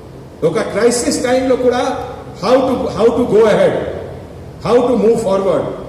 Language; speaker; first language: Telugu; non-native, fluent; Hindi